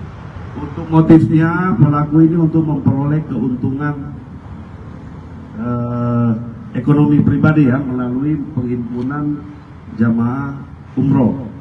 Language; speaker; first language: Indonesian; native; Indonesian